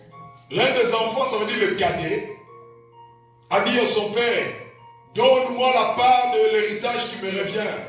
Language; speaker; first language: French; non-native, local second language; Lingala